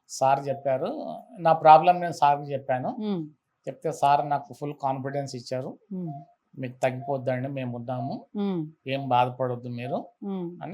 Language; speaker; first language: Telugu; native; Telugu